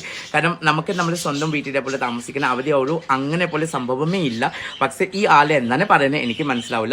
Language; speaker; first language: Malayalam; non-native, learner; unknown